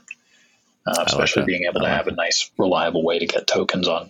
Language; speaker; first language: English; native; English